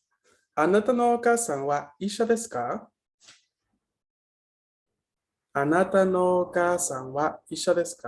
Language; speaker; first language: Japanese; non-native, fluent; Spanish